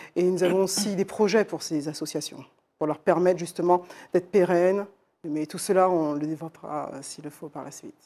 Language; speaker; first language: French; native; French